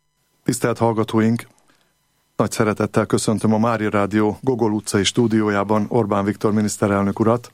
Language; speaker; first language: Hungarian; native; Hungarian